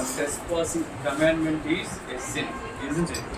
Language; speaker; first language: English; non-native, local second language; Telugu